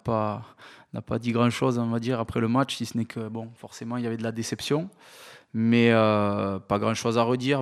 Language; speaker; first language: French; native; French